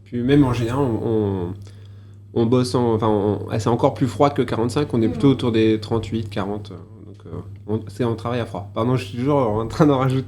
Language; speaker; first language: French; native; French